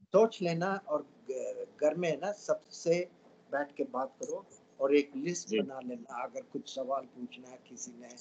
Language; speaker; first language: Hindi; non-native, local second language; Tamil